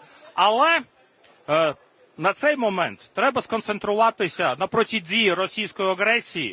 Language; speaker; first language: Ukrainian; non-native, fluent; Latvian